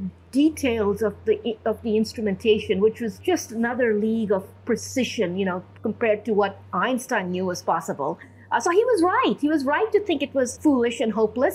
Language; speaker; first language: English; non-native, local second language; Urdu